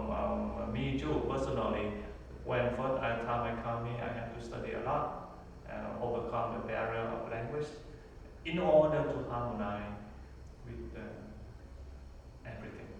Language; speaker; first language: English; non-native, learner; Vietnamese